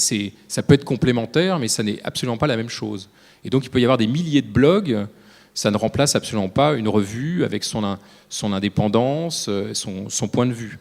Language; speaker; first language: French; native; French